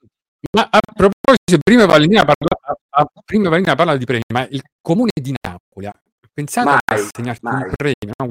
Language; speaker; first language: Italian; native; Italian